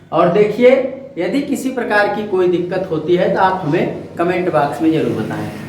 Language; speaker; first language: Hindi; native; Hindi